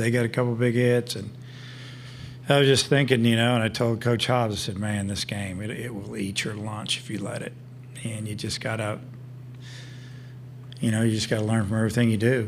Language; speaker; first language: English; native; English